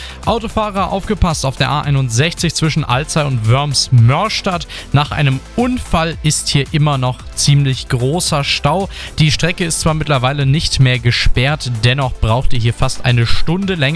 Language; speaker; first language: German; native; German